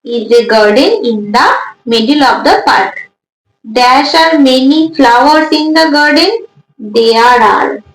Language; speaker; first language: English; non-native, local second language; Bangla